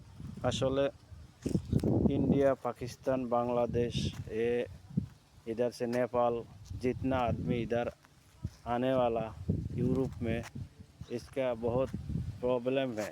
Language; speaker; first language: Hindi; non-native, learner; Bangla